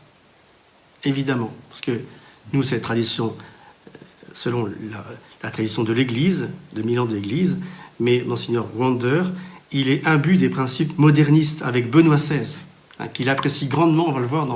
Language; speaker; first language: French; native; French